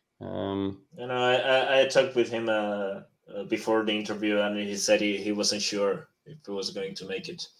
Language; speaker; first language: English; non-native, fluent; Spanish